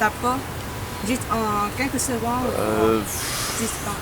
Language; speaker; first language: French; non-native, learner; Vietnamese